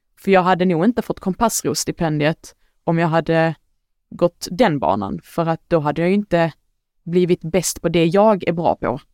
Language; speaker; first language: Swedish; early bilingual, other home language; Arabic